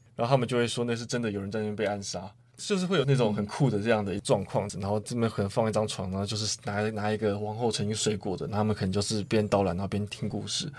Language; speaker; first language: Chinese; native; Chinese